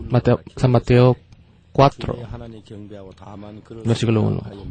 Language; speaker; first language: Spanish; non-native, fluent; Korean